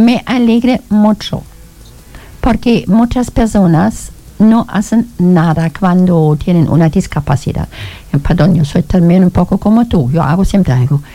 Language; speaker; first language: Spanish; non-native, learner; German